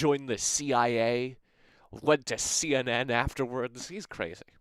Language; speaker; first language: English; native; English